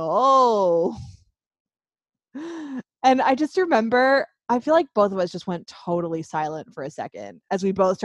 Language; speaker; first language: English; native; English